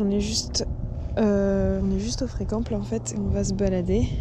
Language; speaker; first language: French; native; French